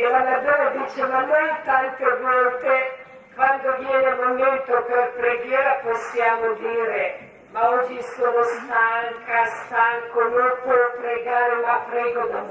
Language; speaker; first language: Italian; non-native, learner; Croatian